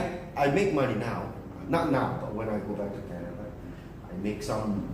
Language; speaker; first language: English; early bilingual, other home language; Korean